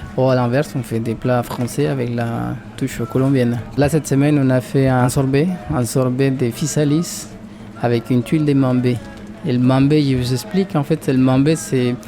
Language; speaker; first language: French; non-native, fluent; Spanish